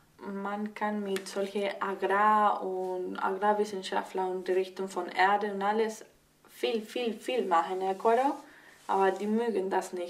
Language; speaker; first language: German; early bilingual, heritage; Spanish